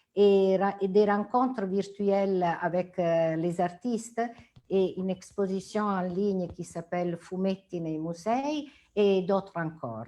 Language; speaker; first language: French; non-native, fluent; Italian